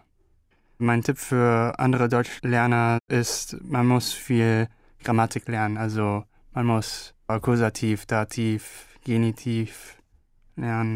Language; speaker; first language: German; early bilingual, other home language; Korean